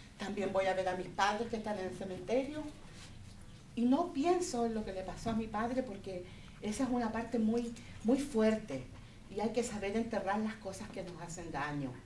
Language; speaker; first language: Spanish; native; Spanish